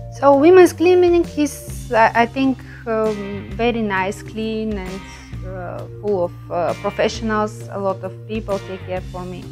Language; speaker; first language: English; non-native, learner; Bulgarian